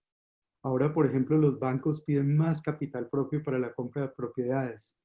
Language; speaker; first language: Spanish; native; Spanish